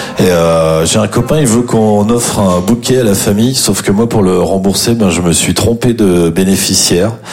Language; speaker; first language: French; native; French